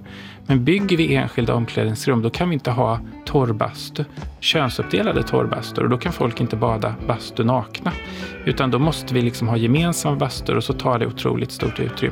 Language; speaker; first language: Swedish; native; Swedish